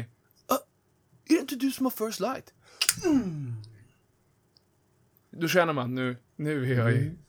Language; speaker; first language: Swedish; native; Swedish